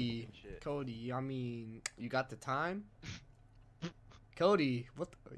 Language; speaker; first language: English; native; English